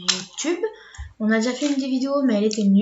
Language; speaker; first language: French; native; French